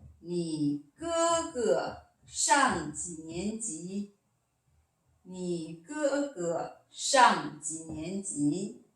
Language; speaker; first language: Chinese; non-native, fluent; Korean